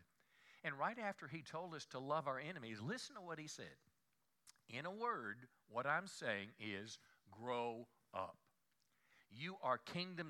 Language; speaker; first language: English; native; English